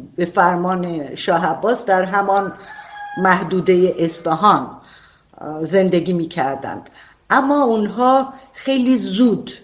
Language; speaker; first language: Persian; non-native, local second language; Armenian